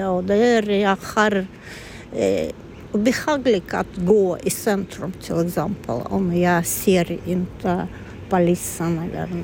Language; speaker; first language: Swedish; non-native, learner; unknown